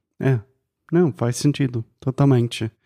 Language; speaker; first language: Portuguese; non-native, fluent; English